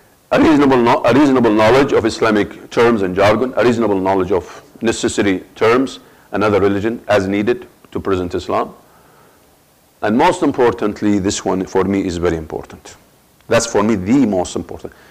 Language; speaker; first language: English; non-native, fluent; Arabic